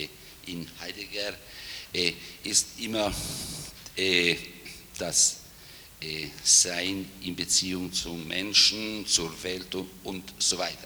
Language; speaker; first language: German; non-native, fluent; Italian